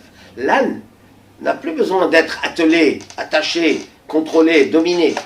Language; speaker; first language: French; native; French